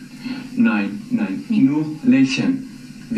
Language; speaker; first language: German; non-native, learner; French